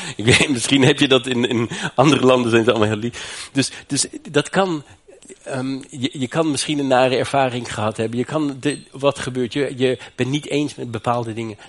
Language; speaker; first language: Dutch; non-native, fluent; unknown